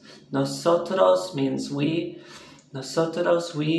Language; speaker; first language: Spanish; non-native, learner; English